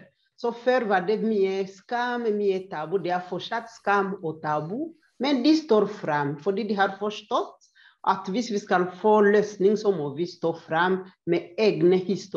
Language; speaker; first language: Swedish; non-native, fluent; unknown